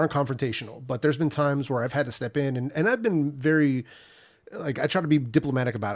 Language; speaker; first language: English; early bilingual, other home language; Spanish